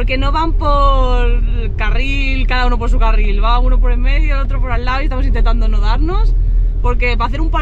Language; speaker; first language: Spanish; native; Spanish